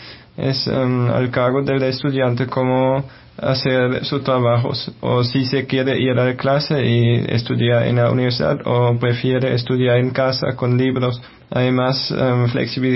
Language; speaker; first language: Spanish; non-native, fluent; German